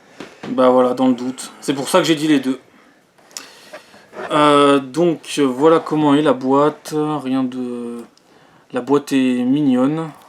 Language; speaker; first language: French; native; French